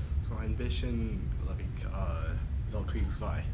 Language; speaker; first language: German; non-native, learner; English